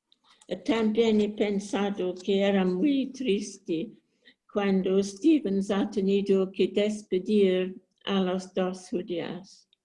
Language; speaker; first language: Spanish; non-native, learner; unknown